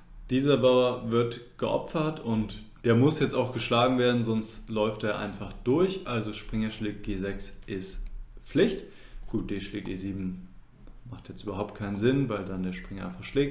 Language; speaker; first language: German; native; German